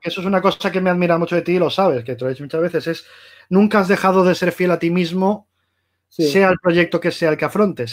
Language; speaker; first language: Spanish; native; Spanish